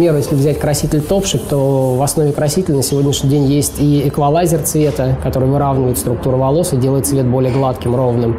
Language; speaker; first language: Russian; native; Russian